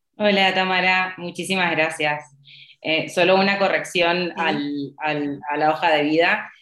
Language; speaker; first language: Spanish; native; Spanish